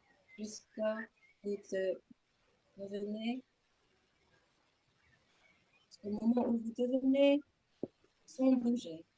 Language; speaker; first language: French; non-native, learner; English